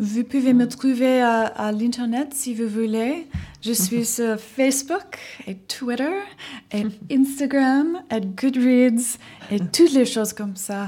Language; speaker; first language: French; non-native, learner; English